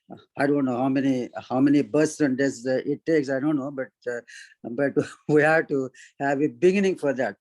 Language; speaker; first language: English; non-native, local second language; Hindi